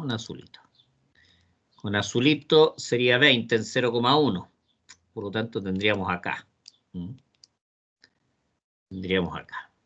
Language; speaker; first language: Spanish; native; Spanish